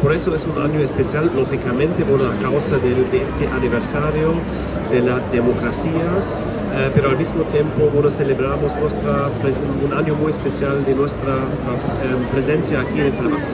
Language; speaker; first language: Spanish; non-native, fluent; German